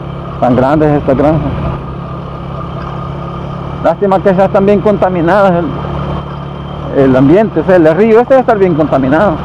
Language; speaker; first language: Spanish; native; Spanish